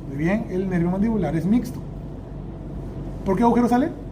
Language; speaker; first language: Spanish; native; Spanish